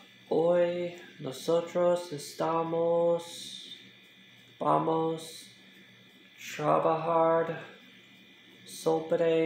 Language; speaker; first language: Spanish; non-native, learner; English